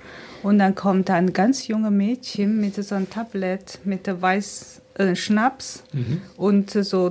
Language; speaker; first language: German; non-native, fluent; Chinese